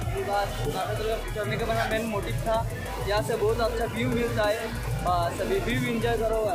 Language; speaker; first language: Hindi; non-native, local second language; Bangla